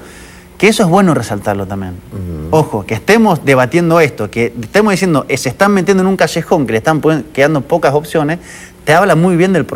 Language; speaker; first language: Spanish; native; Spanish